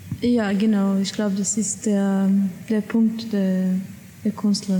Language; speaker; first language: German; non-native, learner; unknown